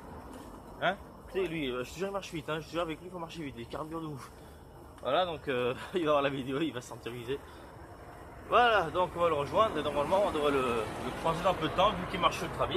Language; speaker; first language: French; native; French